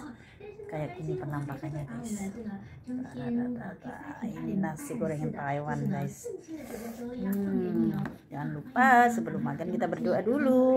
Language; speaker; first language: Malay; non-native, local second language; Javanese